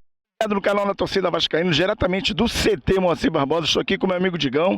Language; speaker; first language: Portuguese; native; Portuguese